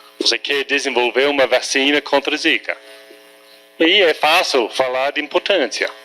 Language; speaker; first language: Portuguese; non-native, fluent; English